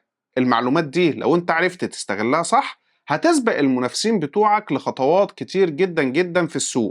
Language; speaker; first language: Arabic; native; Arabic